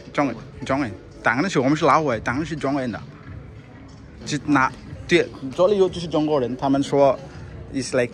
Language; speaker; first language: Chinese; non-native, learner; Bangla